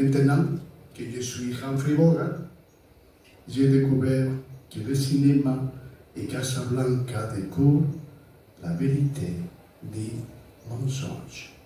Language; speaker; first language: French; non-native, fluent; Spanish